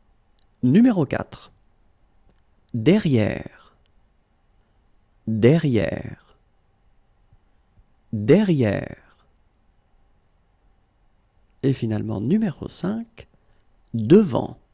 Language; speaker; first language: French; native; French